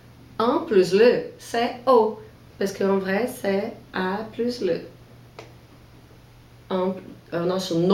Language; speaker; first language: French; non-native, fluent; Portuguese